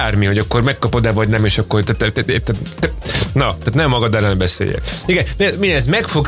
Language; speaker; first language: Hungarian; native; Hungarian